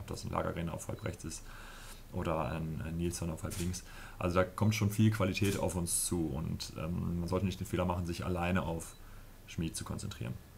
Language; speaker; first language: German; native; German